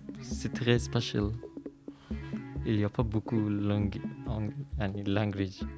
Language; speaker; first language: French; non-native, learner; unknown